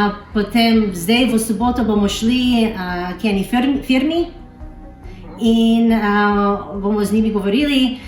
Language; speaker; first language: Slovenian; early bilingual, heritage; Slovenian